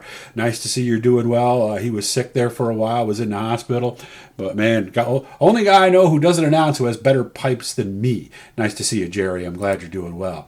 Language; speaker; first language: English; native; English